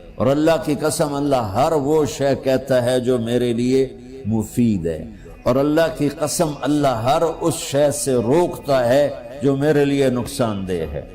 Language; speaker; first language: Urdu; non-native, local second language; Punjabi